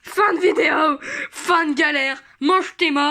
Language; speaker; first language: French; native; French